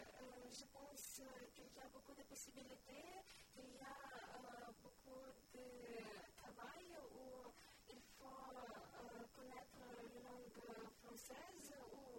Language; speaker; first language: French; non-native, learner; Ukrainian